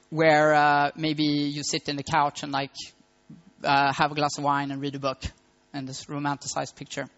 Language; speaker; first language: English; non-native, fluent; Swedish